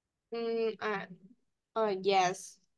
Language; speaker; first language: English; non-native, learner; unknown